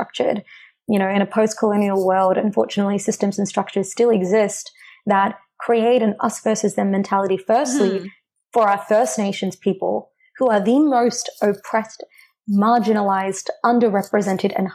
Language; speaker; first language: English; native; English